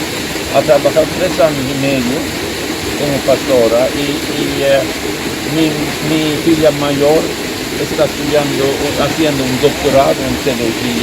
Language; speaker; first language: Spanish; non-native, fluent; Swedish